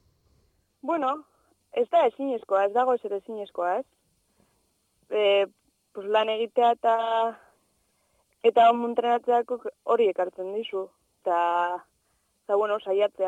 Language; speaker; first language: Basque; non-native, local second language; Spanish